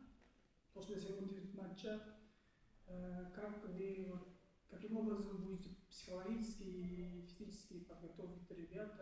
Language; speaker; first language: Russian; non-native, local second language; Uzbek